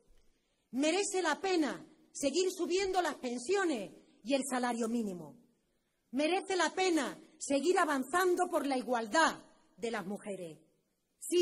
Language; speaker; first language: Spanish; native; Spanish